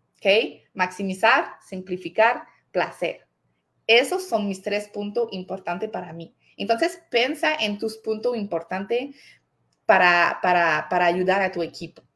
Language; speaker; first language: Spanish; non-native, fluent; French